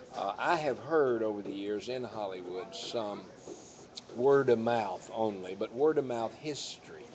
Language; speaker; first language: English; native; English